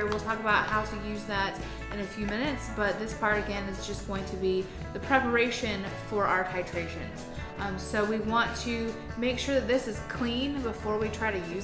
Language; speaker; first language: English; native; English